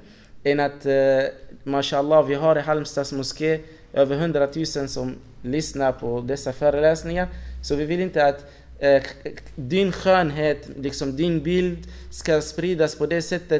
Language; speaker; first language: Swedish; non-native, fluent; Arabic